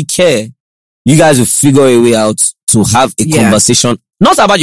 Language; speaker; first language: English; non-native, local second language; Yoruba